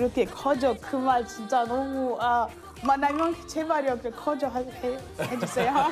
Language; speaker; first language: Korean; non-native, learner; French